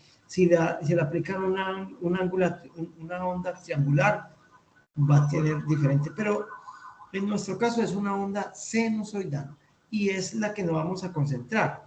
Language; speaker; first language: Spanish; native; Spanish